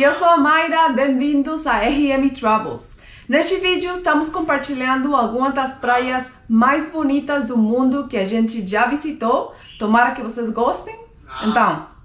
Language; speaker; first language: Portuguese; non-native, fluent; Spanish